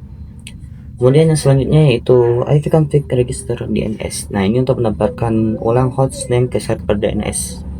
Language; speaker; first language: Indonesian; native; Indonesian